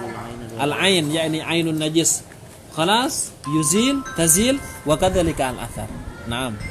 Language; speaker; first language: Arabic; non-native, fluent; Indonesian